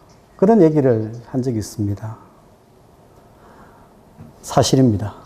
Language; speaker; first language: Korean; native; Korean